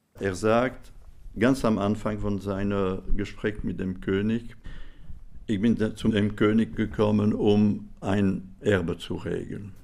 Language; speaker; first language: German; non-native, fluent; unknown